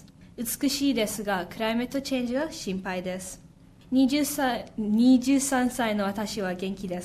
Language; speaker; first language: Japanese; non-native, learner; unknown